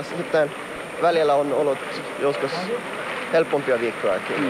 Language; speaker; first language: Finnish; non-native, local second language; Swedish